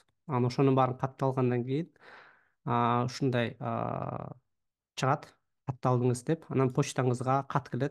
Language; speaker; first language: Kyrgyz; native; Kyrgyz